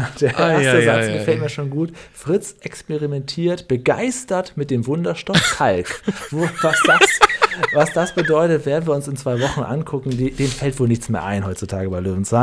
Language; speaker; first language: German; native; German